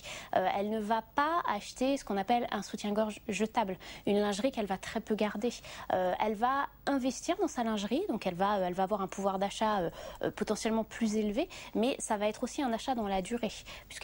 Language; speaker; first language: French; native; French